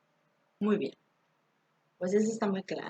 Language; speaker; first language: Spanish; native; Spanish